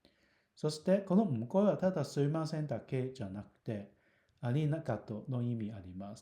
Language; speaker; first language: Japanese; non-native, fluent; Cantonese